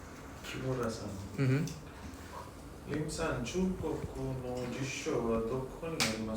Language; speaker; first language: Japanese; non-native, learner; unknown